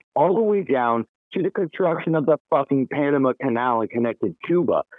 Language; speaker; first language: English; native; English